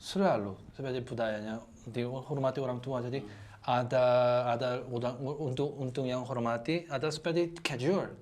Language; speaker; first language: Indonesian; non-native, learner; Korean